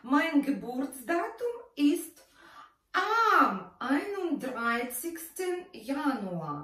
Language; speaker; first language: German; non-native, fluent; Russian